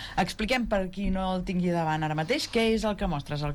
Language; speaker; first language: Catalan; native; Catalan